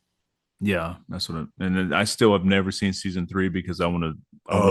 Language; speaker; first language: English; native; English